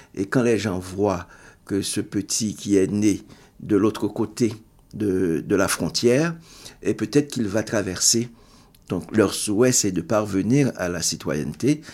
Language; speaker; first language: French; non-native, local second language; Haitian Creole